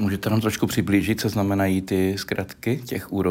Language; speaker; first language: Czech; native; Czech